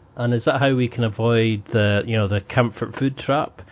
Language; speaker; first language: English; native; English